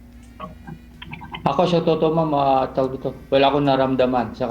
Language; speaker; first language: Filipino; non-native, local second language; Cebuano